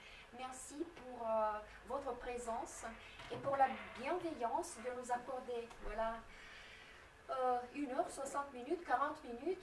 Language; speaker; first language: French; non-native, fluent; Romanian